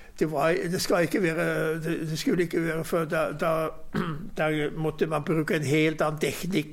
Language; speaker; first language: Norwegian; non-native, fluent; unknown